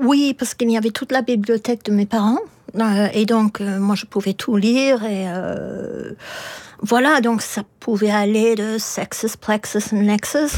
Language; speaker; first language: French; non-native, fluent; English